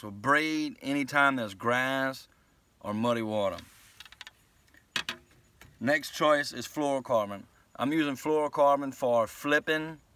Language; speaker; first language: English; native; English